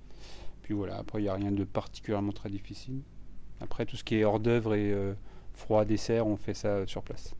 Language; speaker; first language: French; native; French